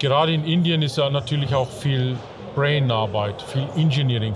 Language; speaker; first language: German; native; German